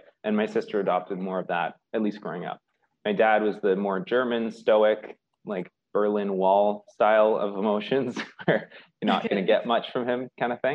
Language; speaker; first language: English; native; English